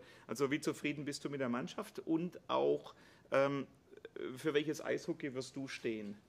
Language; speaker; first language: German; native; German